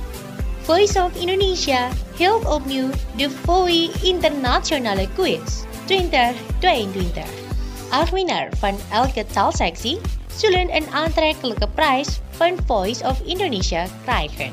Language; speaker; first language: Dutch; non-native, learner; Indonesian